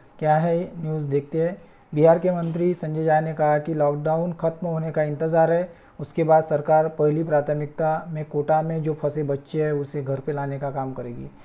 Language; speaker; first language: Hindi; non-native, local second language; Marathi